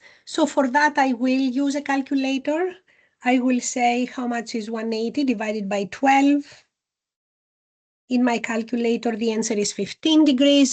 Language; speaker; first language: English; non-native, fluent; Greek